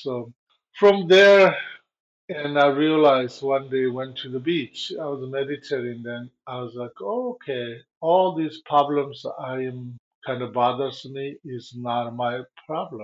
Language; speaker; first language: English; non-native, learner; Chinese